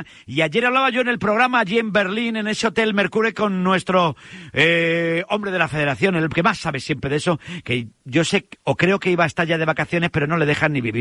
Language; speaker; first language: Spanish; native; Spanish